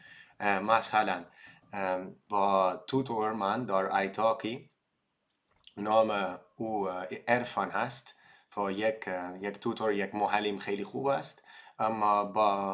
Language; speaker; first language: Persian; non-native, learner; Dutch